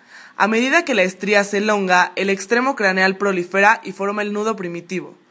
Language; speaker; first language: Spanish; native; Spanish